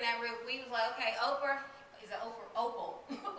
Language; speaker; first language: English; native; English